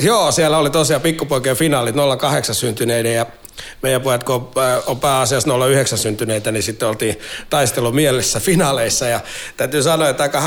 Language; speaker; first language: Finnish; native; Finnish